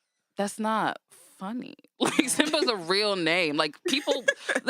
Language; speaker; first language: English; native; English